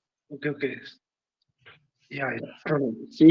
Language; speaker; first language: English; non-native, learner; Hindi